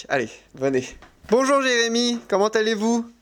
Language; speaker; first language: French; native; French